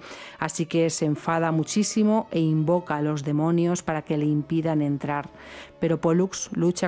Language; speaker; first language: Spanish; native; Spanish